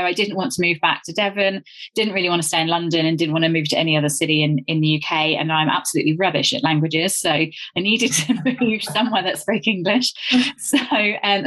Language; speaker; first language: English; native; English